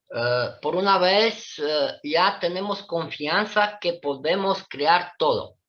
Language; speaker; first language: Spanish; non-native, fluent; Italian